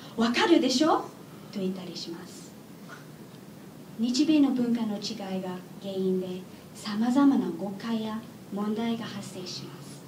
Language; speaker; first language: Japanese; non-native, learner; English